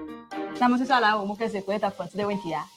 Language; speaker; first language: Chinese; non-native, learner; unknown